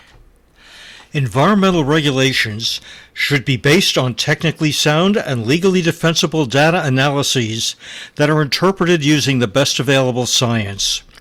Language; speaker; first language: English; native; English